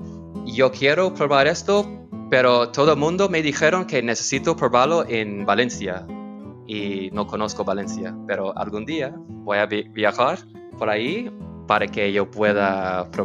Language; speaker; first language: Spanish; non-native, learner; English